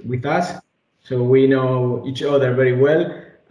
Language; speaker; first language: English; non-native, fluent; Spanish